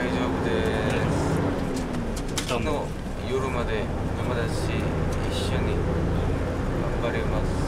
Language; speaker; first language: Japanese; non-native, learner; Korean